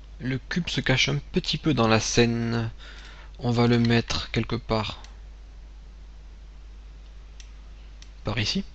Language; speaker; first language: French; native; French